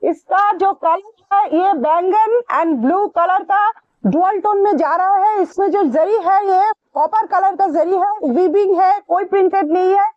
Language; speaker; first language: Hindi; non-native, local second language; Bangla